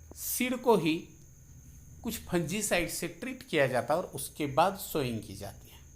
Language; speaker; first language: Hindi; non-native, local second language; Marathi